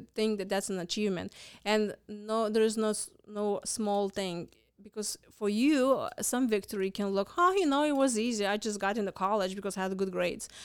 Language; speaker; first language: English; non-native, fluent; Lithuanian